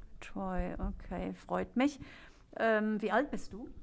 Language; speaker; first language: German; non-native, fluent; English